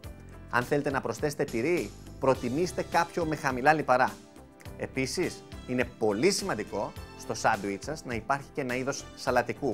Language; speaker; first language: Greek; native; Greek